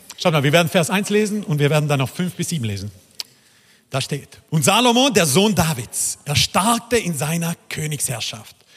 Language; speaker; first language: German; non-native, fluent; Croatian